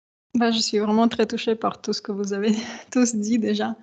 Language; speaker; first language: French; non-native, fluent; Russian